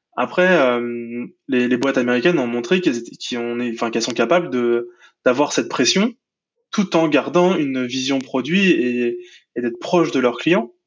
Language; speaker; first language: French; native; French